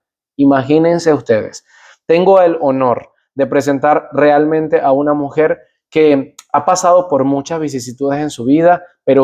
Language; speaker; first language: Spanish; native; Spanish